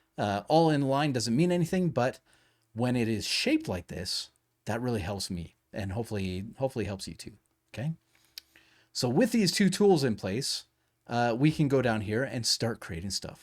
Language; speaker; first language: English; native; English